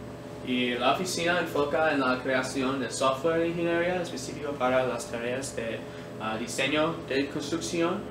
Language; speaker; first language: Spanish; non-native, learner; English